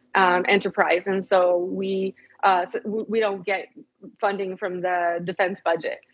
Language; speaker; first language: English; native; English